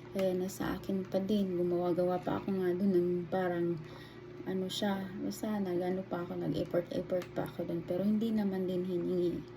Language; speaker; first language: Filipino; non-native, local second language; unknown